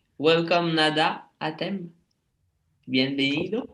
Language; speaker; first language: Spanish; non-native, learner; French